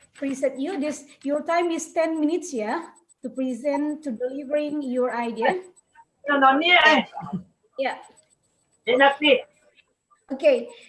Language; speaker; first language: English; non-native, learner; Indonesian